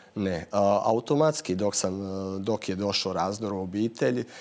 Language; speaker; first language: Croatian; native; Croatian